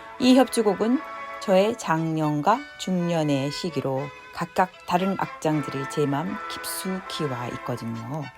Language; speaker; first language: Korean; native; Korean